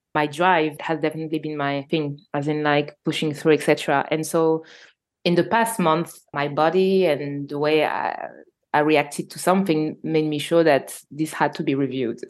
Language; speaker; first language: English; non-native, fluent; French